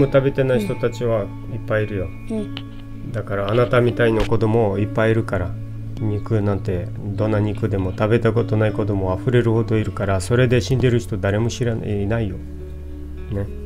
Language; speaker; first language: Japanese; non-native, fluent; Portuguese